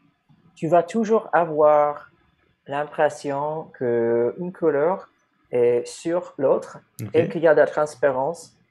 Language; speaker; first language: French; non-native, fluent; English